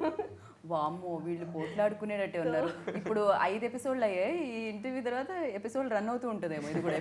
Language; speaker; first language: Telugu; native; Telugu